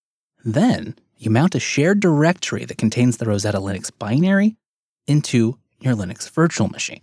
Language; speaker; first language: English; native; English